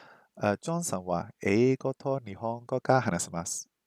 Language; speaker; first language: Japanese; non-native, learner; English